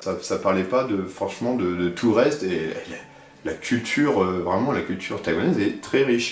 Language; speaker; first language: French; native; French